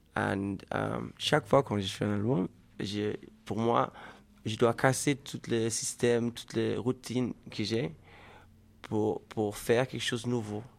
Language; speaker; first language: French; non-native, fluent; German